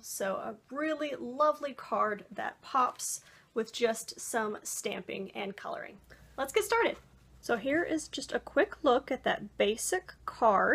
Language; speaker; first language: English; native; English